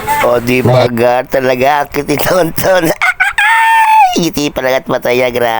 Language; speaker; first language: Filipino; native; Filipino